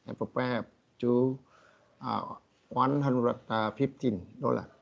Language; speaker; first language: English; non-native, learner; Vietnamese